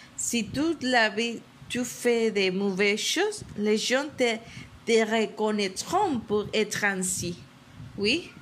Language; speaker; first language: French; non-native, learner; Spanish